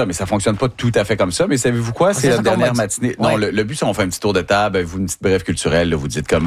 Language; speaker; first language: French; native; French